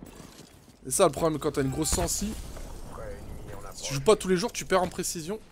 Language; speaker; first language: French; native; French